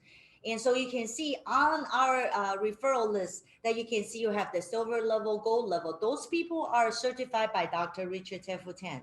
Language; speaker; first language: English; non-native, fluent; Chinese